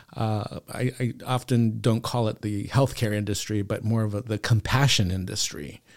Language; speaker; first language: English; native; English